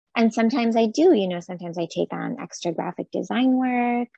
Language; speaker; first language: English; non-native, fluent; Hebrew